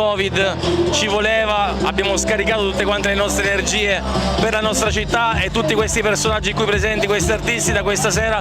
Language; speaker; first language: Italian; native; Italian